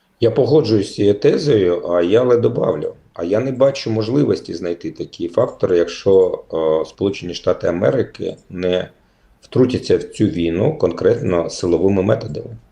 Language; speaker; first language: Ukrainian; native; Ukrainian